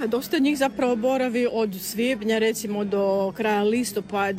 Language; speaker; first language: Serbian; native; Serbian